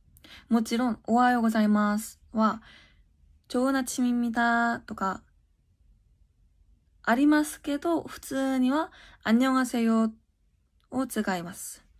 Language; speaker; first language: Japanese; non-native, learner; Korean